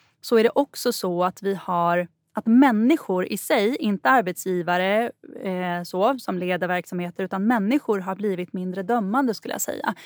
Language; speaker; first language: Swedish; native; Swedish